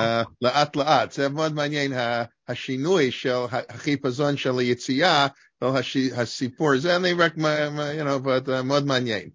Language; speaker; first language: Hebrew; non-native, fluent; English